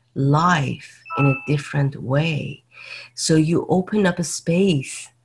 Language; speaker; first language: English; non-native, fluent; Persian